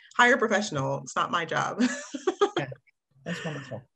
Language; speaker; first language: English; native; English